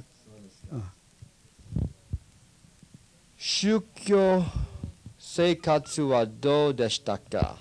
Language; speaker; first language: Japanese; early bilingual, heritage; English